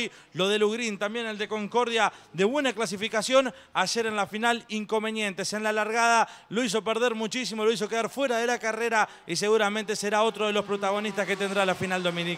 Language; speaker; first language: Spanish; native; Spanish